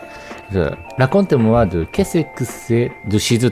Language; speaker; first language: French; non-native, learner; Japanese